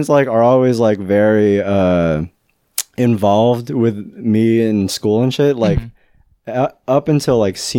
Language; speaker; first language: English; native; English